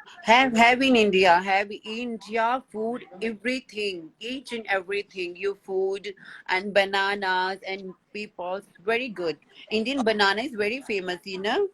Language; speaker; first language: English; non-native, learner; Hindi